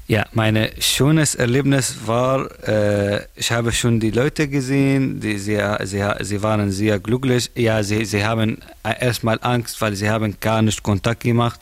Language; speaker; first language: German; non-native, learner; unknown